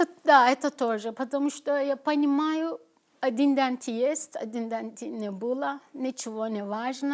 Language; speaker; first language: Russian; non-native, learner; Turkish